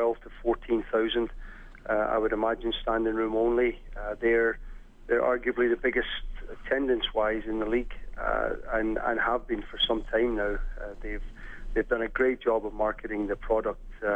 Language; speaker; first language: English; native; English